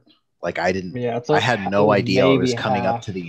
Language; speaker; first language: English; native; English